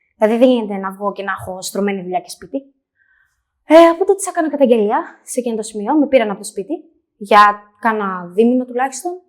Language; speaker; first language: Greek; native; Greek